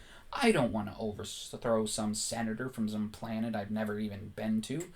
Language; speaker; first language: English; native; English